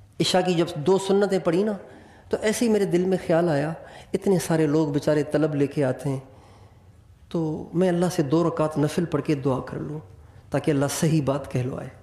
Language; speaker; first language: Urdu; non-native, local second language; Sindhi